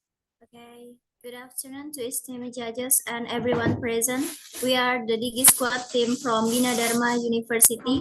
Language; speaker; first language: English; non-native, fluent; Indonesian